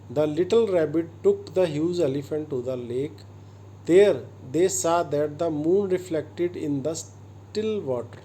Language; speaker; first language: English; non-native, local second language; Punjabi